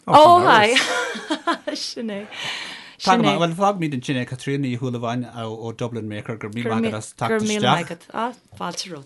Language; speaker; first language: Irish; non-native, local second language; English